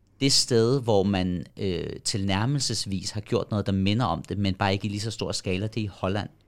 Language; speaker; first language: Danish; early bilingual, other home language; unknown